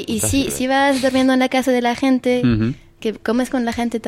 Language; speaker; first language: Spanish; non-native, fluent; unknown